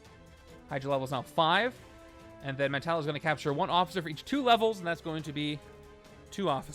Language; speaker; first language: English; native; English